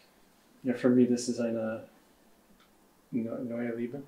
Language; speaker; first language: German; non-native, learner; English